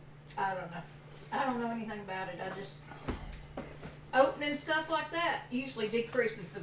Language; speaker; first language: English; native; English